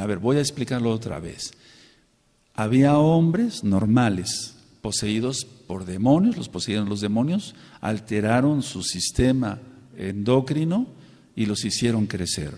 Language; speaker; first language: Spanish; native; Spanish